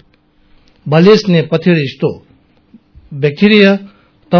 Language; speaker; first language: Russian; non-native, learner; Tibetan